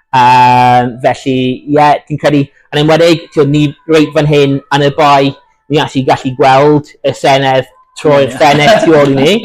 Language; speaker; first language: Welsh; non-native, local second language; English